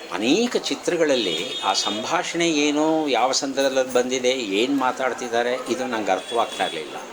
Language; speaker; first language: Kannada; native; Kannada